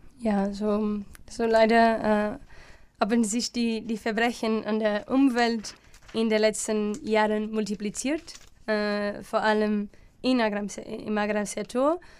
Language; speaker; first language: German; non-native, learner; Portuguese